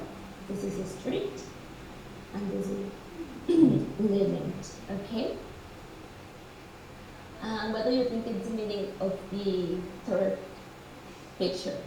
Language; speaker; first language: English; non-native, fluent; Spanish